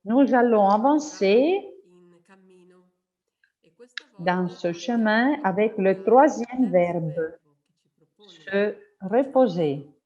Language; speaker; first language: French; non-native, fluent; Italian